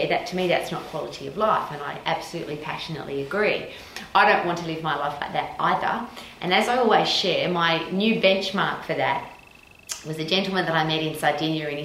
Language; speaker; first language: English; native; English